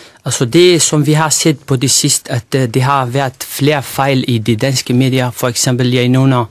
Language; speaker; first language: Danish; non-native, fluent; Arabic